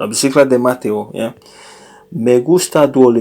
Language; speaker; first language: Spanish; non-native, learner; English